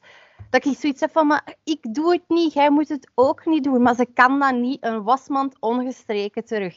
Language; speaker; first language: Dutch; native; Dutch